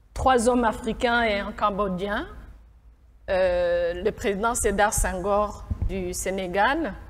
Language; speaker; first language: French; non-native, local second language; Kinyarwanda